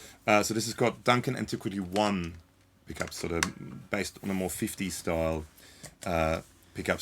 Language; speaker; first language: English; native; English